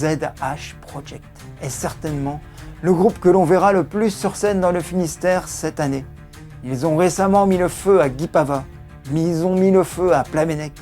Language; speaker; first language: French; native; French